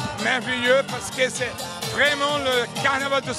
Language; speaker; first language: French; non-native, learner; Portuguese